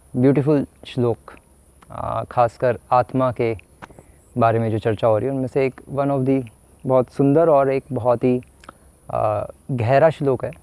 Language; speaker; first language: Hindi; native; Hindi